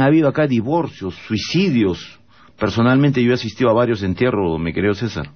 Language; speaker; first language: Spanish; native; Spanish